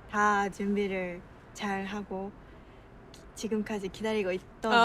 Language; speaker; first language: Korean; non-native, fluent; Japanese